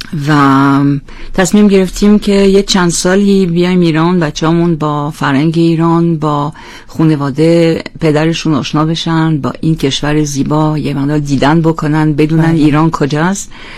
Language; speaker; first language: Persian; non-native, fluent; French